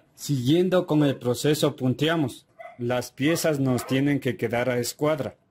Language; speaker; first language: Spanish; native; Spanish